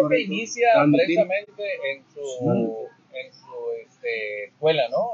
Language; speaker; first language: Spanish; native; Spanish